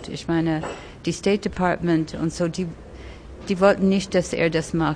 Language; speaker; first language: German; early bilingual, other home language; French